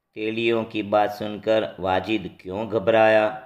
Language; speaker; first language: Hindi; non-native, local second language; Gujarati